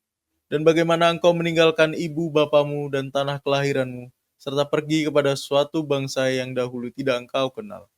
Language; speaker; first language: Indonesian; native; Indonesian